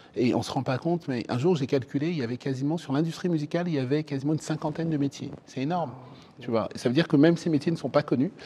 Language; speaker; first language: French; early bilingual, other home language; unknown